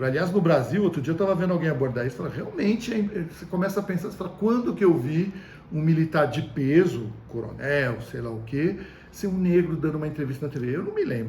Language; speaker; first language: Portuguese; native; Portuguese